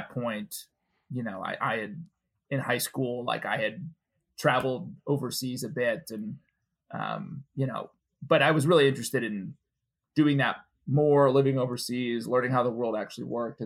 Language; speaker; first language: English; native; English